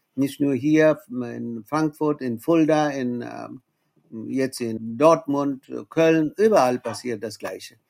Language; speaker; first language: German; non-native, fluent; Bangla